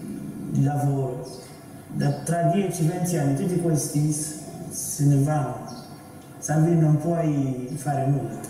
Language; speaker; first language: Italian; non-native, fluent; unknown